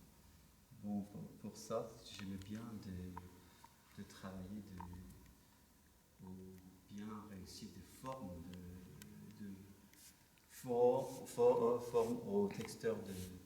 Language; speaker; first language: French; non-native, learner; Persian